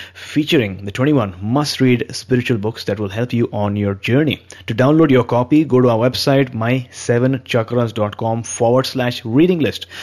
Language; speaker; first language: English; non-native, local second language; Hindi